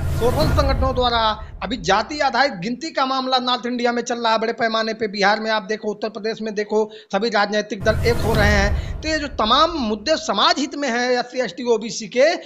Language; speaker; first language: Hindi; native; Hindi